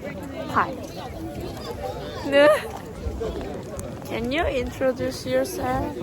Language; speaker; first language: English; non-native, learner; Korean